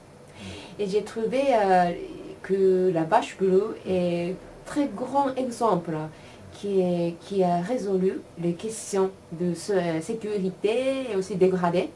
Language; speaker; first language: French; non-native, learner; Japanese